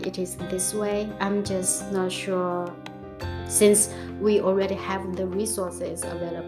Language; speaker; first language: English; non-native, fluent; Chinese